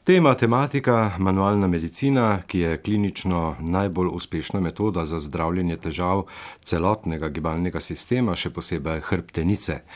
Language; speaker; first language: Slovenian; native; Slovenian